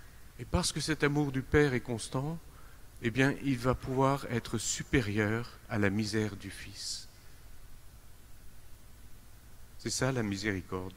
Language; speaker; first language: French; native; French